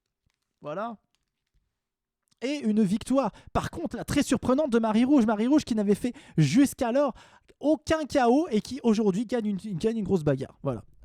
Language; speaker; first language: French; native; French